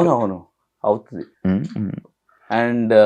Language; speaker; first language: Telugu; non-native, learner; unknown